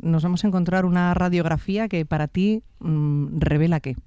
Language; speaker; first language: Spanish; native; Spanish